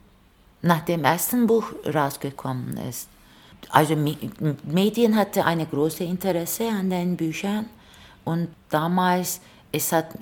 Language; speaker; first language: German; non-native, fluent; Turkish